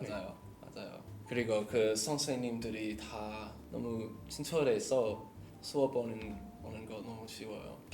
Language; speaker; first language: Korean; non-native, learner; English